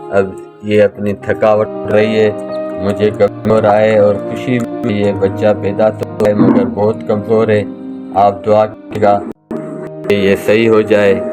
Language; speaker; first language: Urdu; non-native, local second language; Sindhi